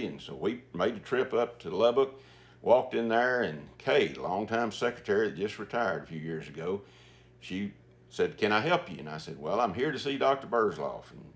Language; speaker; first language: English; native; English